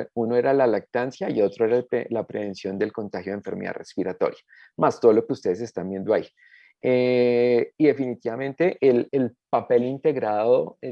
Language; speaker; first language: Spanish; native; Spanish